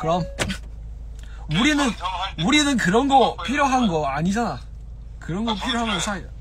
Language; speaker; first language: Korean; non-native, fluent; Chinese